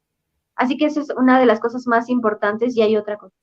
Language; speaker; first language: Spanish; native; Spanish